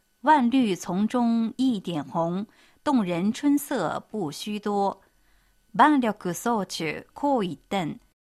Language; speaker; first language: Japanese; non-native, fluent; Chinese